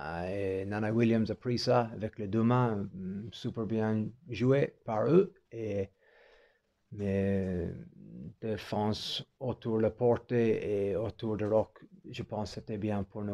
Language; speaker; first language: French; non-native, fluent; English